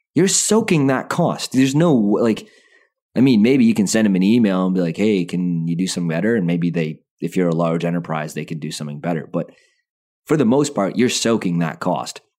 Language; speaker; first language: English; native; English